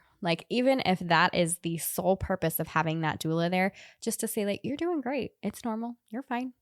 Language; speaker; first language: English; native; English